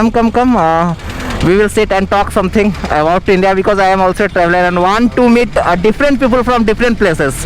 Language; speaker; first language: English; non-native, local second language; Hindi